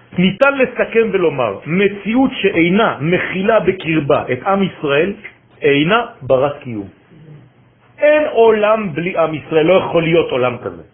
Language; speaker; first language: Hebrew; non-native, fluent; French